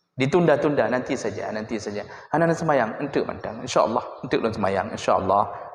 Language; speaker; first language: Malay; native; Malay